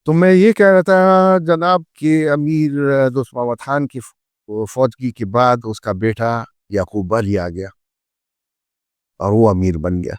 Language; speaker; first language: Urdu; native; Urdu